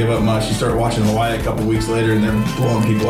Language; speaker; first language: English; native; English